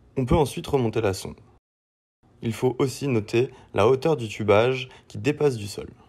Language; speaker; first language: French; native; French